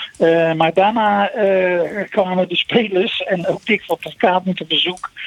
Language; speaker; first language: Dutch; native; Dutch